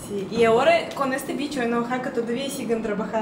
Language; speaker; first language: Spanish; non-native, fluent; Russian